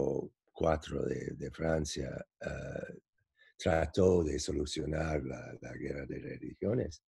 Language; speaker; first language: Spanish; non-native, fluent; English